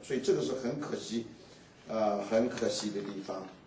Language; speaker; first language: Chinese; native; Chinese